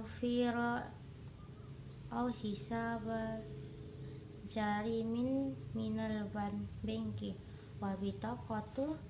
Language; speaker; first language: Arabic; non-native, learner; Indonesian